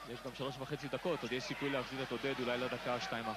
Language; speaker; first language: Hebrew; native; Hebrew